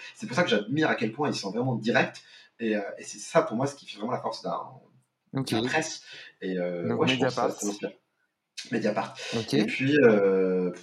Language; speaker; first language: French; non-native, local second language; Arabic